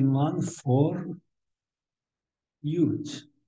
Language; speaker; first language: English; non-native, fluent; Turkish